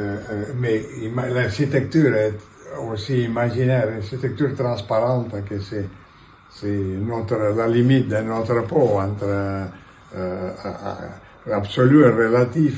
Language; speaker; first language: French; non-native, fluent; Catalan